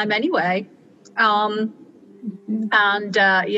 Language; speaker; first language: English; native; English